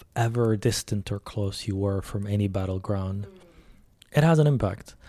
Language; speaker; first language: English; early bilingual, other home language; Arabic